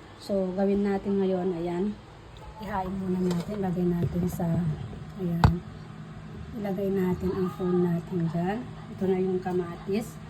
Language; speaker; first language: Filipino; non-native, local second language; Iloko